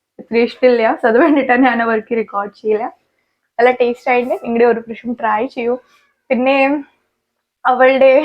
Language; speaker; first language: Malayalam; non-native, learner; Hindi